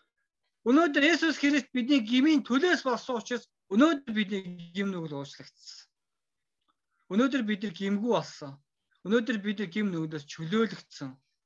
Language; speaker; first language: Mongolian; non-native, fluent; Korean